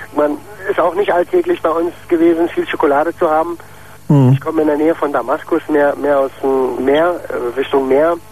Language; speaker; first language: German; early bilingual, other home language; Arabic